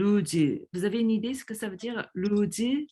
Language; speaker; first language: French; early bilingual, other home language; Korean